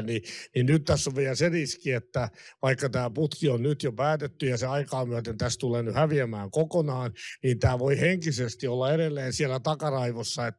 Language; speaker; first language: Finnish; native; Finnish